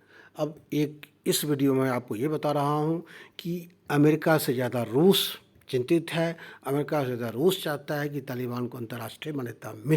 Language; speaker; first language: Hindi; native; Hindi